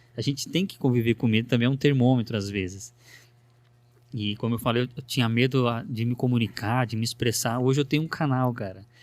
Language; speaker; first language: Portuguese; native; Portuguese